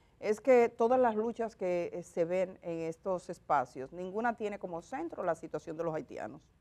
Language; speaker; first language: Spanish; native; Spanish